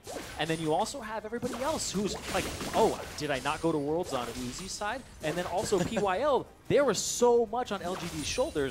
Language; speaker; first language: English; native; English